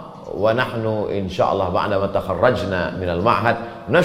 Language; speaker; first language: Arabic; non-native, fluent; Indonesian